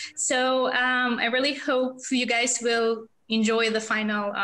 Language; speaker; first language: English; non-native, fluent; Albanian